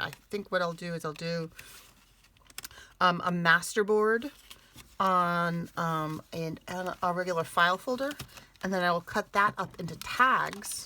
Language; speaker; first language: English; native; English